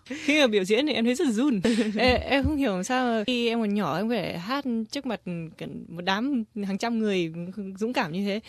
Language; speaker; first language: Vietnamese; early bilingual, heritage; Vietnamese